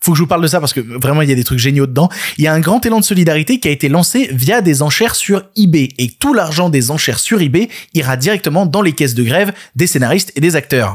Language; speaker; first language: French; native; French